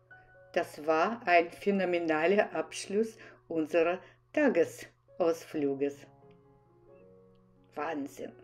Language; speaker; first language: German; non-native, fluent; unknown